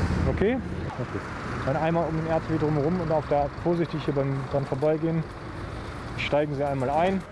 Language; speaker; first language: German; native; German